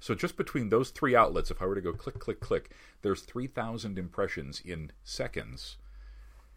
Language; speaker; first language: English; native; English